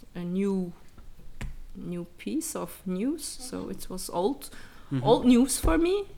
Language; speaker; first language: English; early bilingual, heritage; English